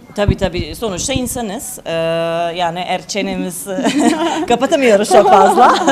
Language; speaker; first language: Turkish; non-native, fluent; Serbian